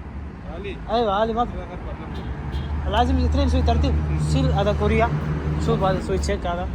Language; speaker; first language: Arabic; non-native, learner; Tamil